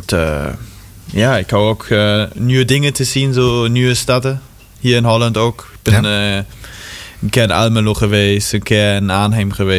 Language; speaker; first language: Dutch; non-native, fluent; German